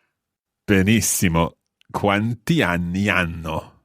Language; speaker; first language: Italian; non-native, fluent; English